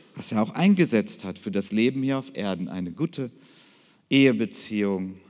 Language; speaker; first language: German; native; German